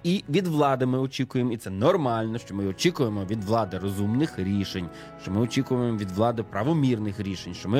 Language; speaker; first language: Ukrainian; native; Ukrainian